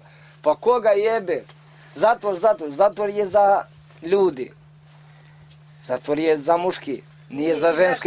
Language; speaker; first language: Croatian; non-native, local second language; Romany